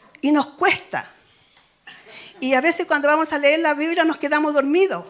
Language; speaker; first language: Spanish; native; Spanish